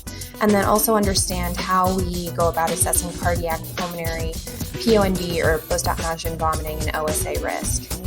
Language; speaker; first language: English; native; English